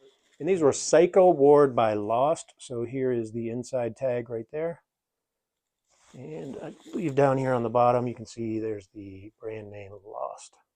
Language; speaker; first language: English; native; English